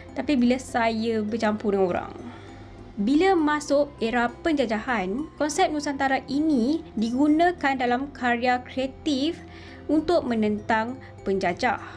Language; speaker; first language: Malay; native; Malay